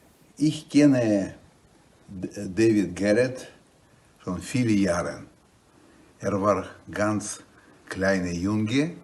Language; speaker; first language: German; non-native, learner; Russian